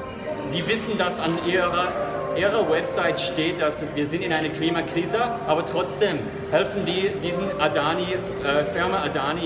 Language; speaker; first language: German; non-native, learner; English